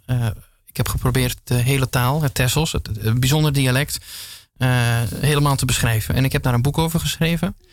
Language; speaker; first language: Dutch; native; Dutch